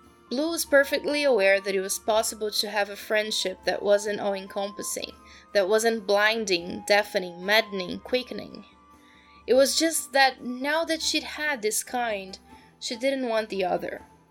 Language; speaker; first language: English; non-native, fluent; Portuguese